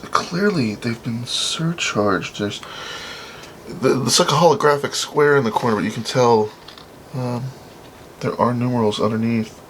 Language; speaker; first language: English; native; English